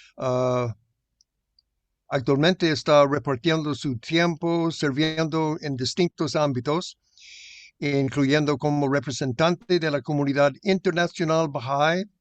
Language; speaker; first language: Spanish; non-native, fluent; English